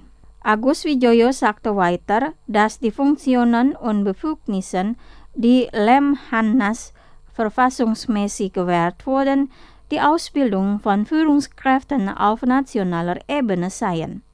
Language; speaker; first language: German; non-native, fluent; Indonesian